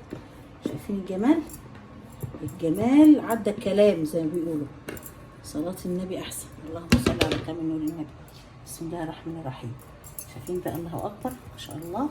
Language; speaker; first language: Arabic; native; Arabic